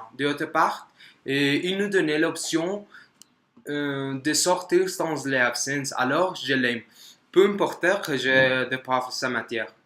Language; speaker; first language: French; non-native, learner; Spanish